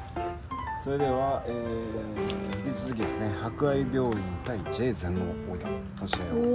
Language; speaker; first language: Japanese; native; Japanese